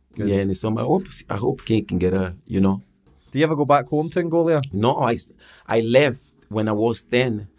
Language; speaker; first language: English; non-native, learner; Portuguese